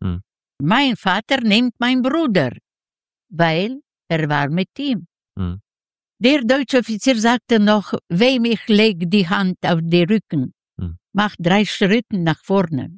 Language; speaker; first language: German; non-native, learner; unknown